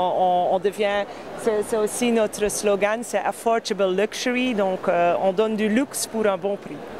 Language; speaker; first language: French; non-native, fluent; Dutch